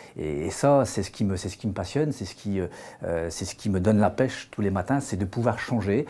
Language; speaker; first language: French; native; French